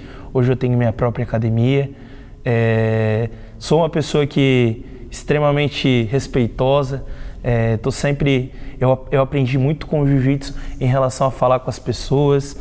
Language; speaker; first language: Portuguese; native; Portuguese